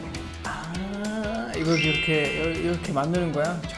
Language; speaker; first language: Korean; non-native, fluent; German